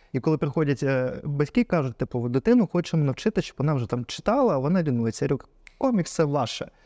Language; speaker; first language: Ukrainian; non-native, local second language; Russian